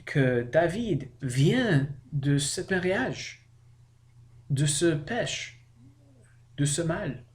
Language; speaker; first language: French; non-native, learner; English